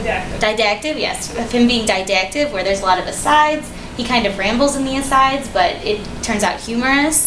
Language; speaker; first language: English; native; English